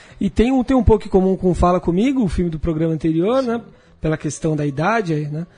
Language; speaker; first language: Portuguese; native; Portuguese